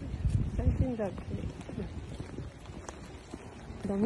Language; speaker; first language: Japanese; non-native, learner; Filipino